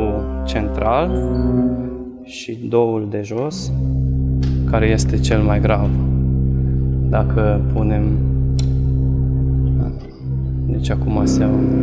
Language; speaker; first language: Romanian; non-native, local second language; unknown